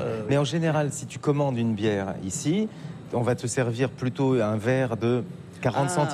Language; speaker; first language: French; native; French